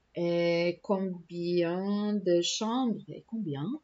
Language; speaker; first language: French; non-native, learner; Portuguese